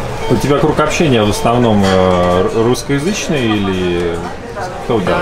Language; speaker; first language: Russian; native; Russian